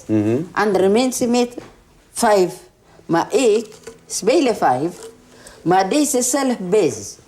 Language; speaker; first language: Dutch; non-native, learner; Tigrinya